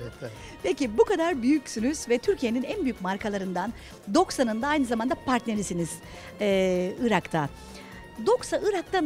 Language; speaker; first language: Turkish; native; Turkish